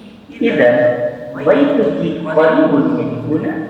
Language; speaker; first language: Arabic; non-native, learner; Indonesian